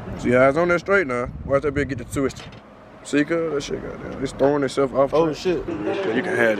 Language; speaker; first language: English; native; English